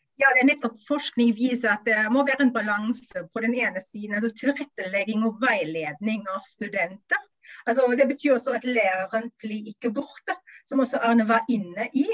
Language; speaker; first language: Norwegian; non-native, fluent; German